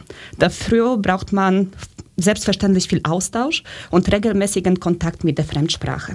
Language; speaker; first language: German; early bilingual, other home language; Polish